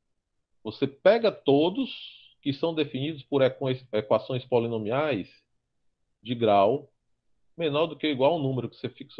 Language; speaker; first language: Portuguese; native; Portuguese